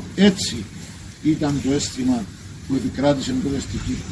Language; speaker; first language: Greek; native; Greek